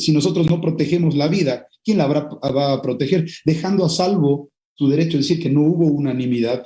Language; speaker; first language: Spanish; native; Spanish